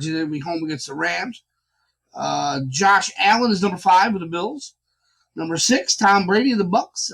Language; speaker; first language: English; native; English